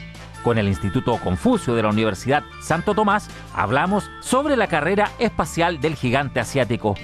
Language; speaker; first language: Spanish; native; Spanish